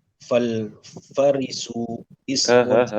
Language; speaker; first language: Arabic; non-native, learner; Malay